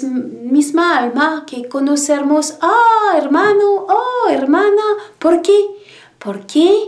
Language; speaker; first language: Spanish; non-native, learner; French